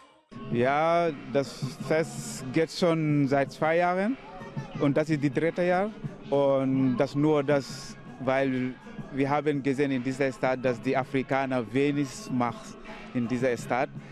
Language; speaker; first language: German; non-native, learner; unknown